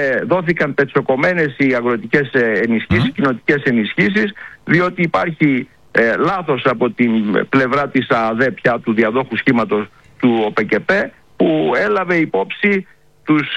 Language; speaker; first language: Greek; native; Greek